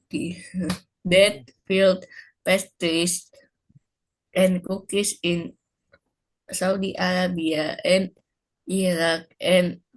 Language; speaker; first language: English; non-native, learner; Indonesian